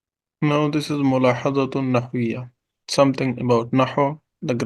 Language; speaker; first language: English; non-native, local second language; Urdu